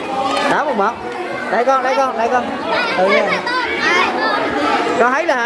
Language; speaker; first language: Vietnamese; native; Vietnamese